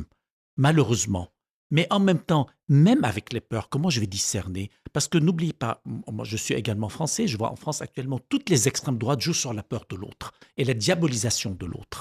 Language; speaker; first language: French; non-native, local second language; Arabic